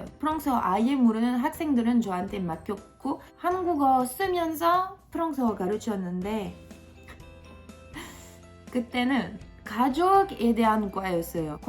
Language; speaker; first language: Korean; non-native, fluent; French